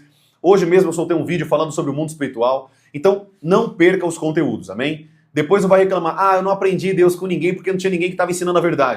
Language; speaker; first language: Portuguese; native; Portuguese